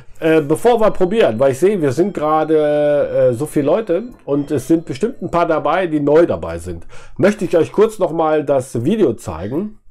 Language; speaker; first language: German; native; German